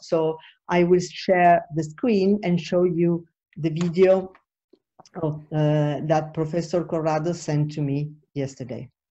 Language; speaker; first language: English; non-native, fluent; Italian